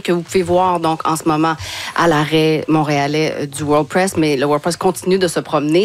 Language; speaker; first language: French; native; French